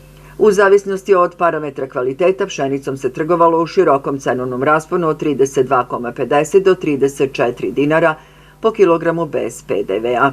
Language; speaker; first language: Serbian; native; Serbian